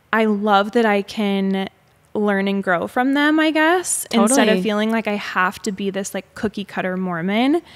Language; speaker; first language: English; native; English